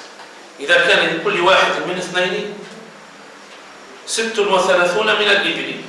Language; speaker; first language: Arabic; native; Arabic